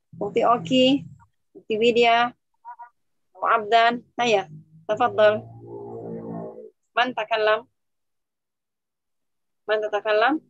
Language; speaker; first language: Arabic; non-native, fluent; Indonesian